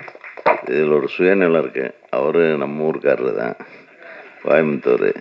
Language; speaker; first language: Tamil; native; Tamil